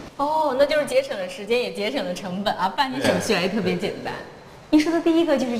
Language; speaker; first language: Chinese; native; Chinese